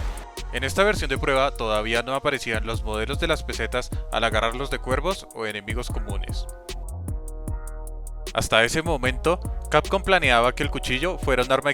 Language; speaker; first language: Spanish; native; Spanish